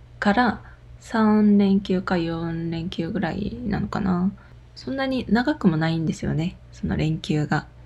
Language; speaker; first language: Japanese; non-native, fluent; Korean